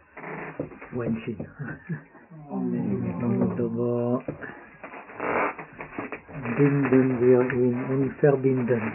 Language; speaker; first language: German; non-native, fluent; Czech